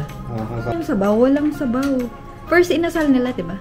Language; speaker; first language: Filipino; native; Filipino